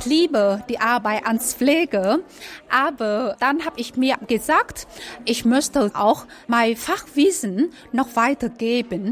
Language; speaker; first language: German; non-native, fluent; Vietnamese